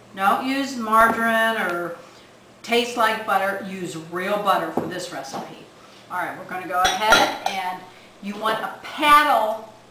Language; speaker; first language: English; native; English